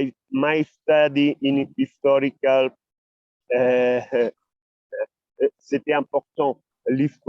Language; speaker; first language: English; non-native, learner; Italian